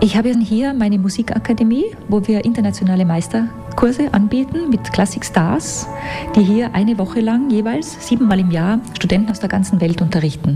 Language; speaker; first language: German; native; German